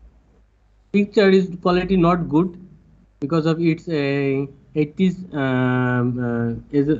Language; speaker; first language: English; non-native, learner; Bangla